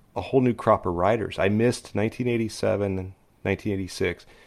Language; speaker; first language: English; native; English